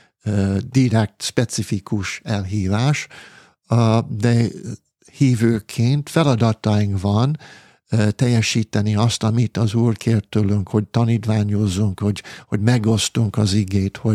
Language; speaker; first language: Hungarian; non-native, fluent; English